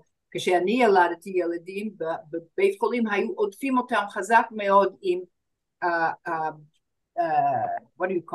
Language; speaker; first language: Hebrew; non-native, fluent; English